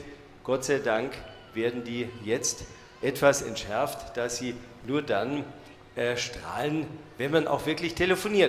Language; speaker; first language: German; native; German